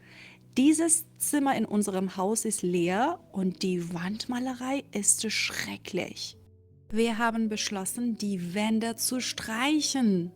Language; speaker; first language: German; non-native, fluent; Persian